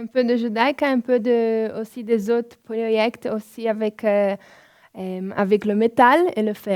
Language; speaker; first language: French; non-native, fluent; Portuguese